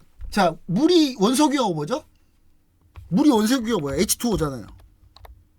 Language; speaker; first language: Korean; native; Korean